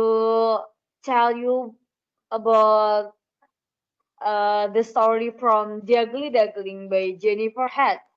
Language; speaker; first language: English; non-native, learner; Indonesian